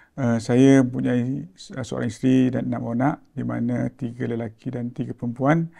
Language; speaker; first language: Malay; native; Malay